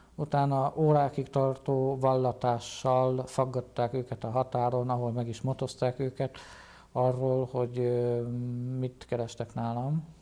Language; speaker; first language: Hungarian; native; Hungarian